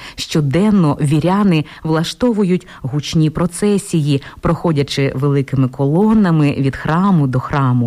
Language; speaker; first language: Ukrainian; native; Ukrainian